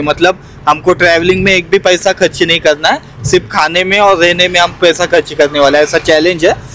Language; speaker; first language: Hindi; non-native, local second language; Marathi